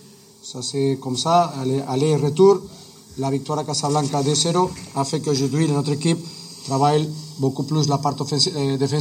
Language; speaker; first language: French; non-native, fluent; Spanish